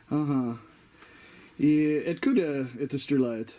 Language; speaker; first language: Russian; non-native, learner; English